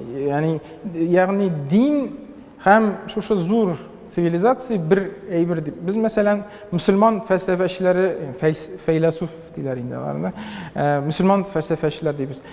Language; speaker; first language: Tatar; native; Tatar